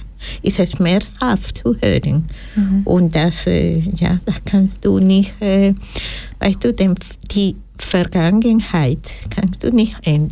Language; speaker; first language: German; non-native, fluent; Spanish